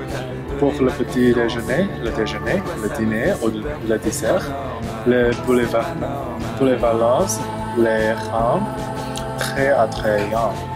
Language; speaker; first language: French; non-native, learner; English